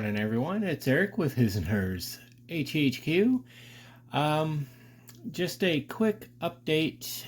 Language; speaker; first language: English; native; English